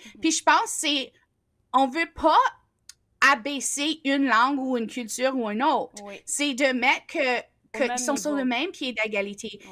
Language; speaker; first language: French; native; French